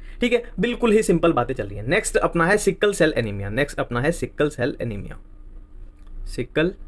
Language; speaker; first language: Hindi; native; Hindi